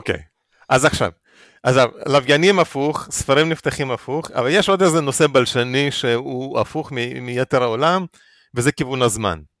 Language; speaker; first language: Hebrew; early bilingual, other home language; Russian